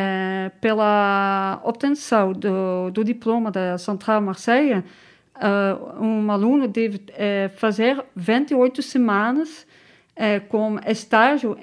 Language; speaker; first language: Portuguese; non-native, learner; Dutch